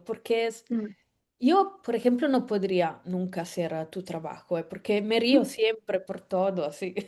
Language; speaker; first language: Spanish; non-native, fluent; Italian